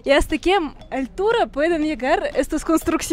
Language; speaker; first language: Spanish; non-native, fluent; Russian